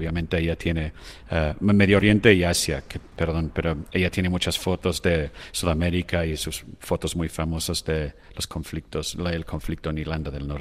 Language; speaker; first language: Spanish; non-native, fluent; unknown